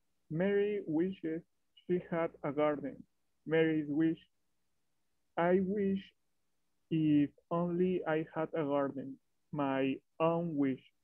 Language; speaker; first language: English; non-native, learner; Spanish